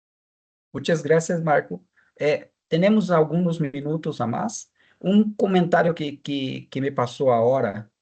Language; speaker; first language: Spanish; non-native, fluent; Portuguese